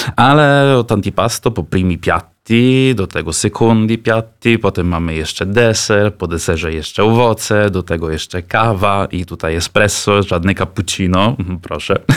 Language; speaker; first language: Polish; non-native, fluent; Italian